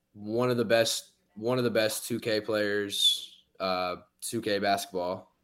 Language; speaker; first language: English; native; English